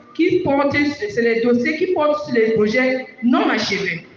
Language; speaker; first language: French; non-native, local second language; English